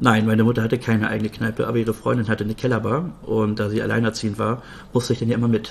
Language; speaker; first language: German; native; German